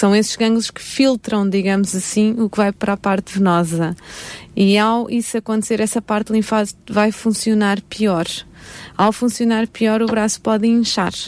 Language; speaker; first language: Portuguese; native; Portuguese